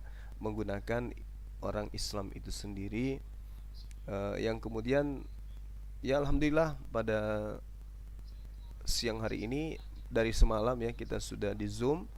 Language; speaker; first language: Indonesian; native; Indonesian